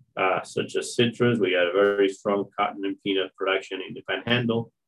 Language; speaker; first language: English; non-native, fluent; Spanish